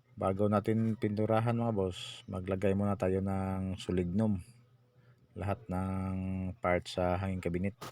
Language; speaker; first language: Filipino; non-native, local second language; Cebuano